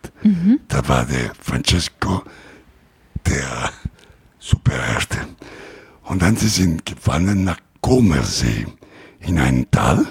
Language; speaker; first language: German; non-native, learner; Italian